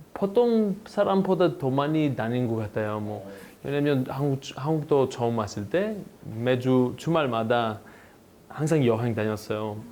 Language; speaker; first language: Korean; non-native, fluent; Greek